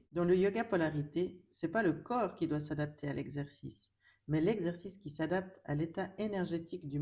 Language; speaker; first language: French; native; French